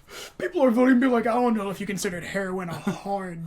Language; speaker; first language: English; native; English